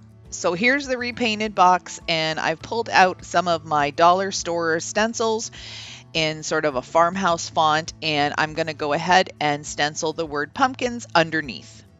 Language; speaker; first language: English; native; English